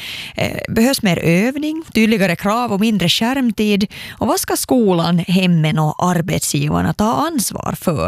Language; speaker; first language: Swedish; native; Swedish